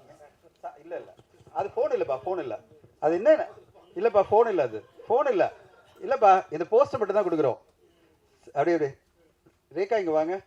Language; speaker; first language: Tamil; native; Tamil